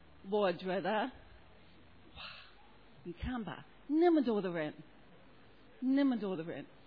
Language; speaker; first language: Chinese; non-native, learner; English